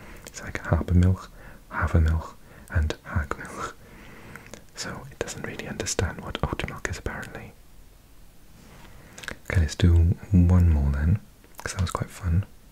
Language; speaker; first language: English; native; English